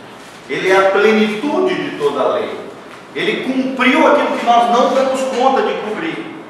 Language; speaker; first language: Portuguese; native; Portuguese